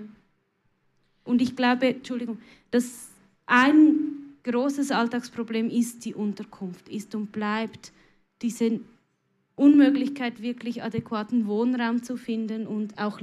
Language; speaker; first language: German; native; German